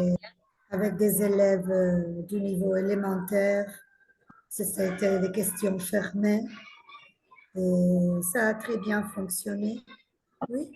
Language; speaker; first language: French; non-native, fluent; Spanish